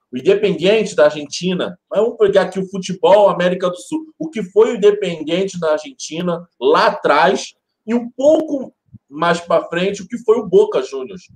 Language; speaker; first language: Portuguese; native; Portuguese